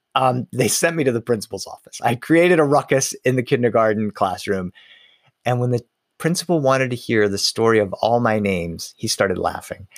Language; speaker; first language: English; early bilingual, other home language; Spanish